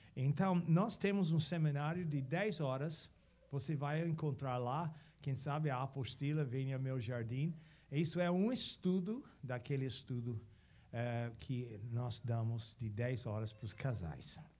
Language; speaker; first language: Portuguese; non-native, fluent; English